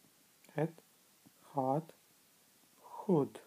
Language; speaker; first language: Dutch; non-native, learner; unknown